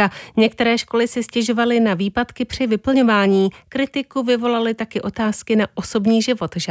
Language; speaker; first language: Czech; native; Czech